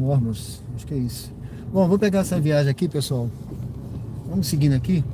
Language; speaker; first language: Portuguese; native; Portuguese